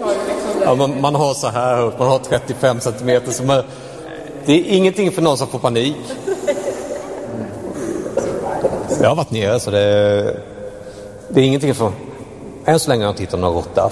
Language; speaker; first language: Swedish; native; Swedish